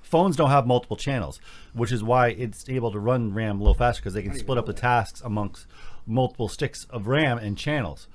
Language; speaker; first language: English; native; English